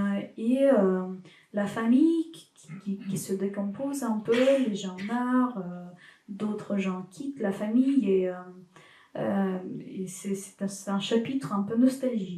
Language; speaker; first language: French; non-native, fluent; Ukrainian